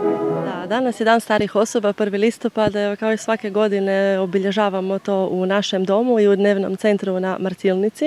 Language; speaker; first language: Serbian; native; Serbian